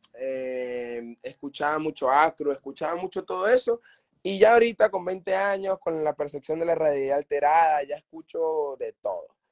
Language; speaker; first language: Spanish; native; Spanish